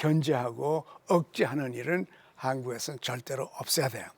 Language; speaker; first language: Korean; native; Korean